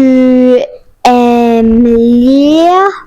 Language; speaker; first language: French; non-native, fluent; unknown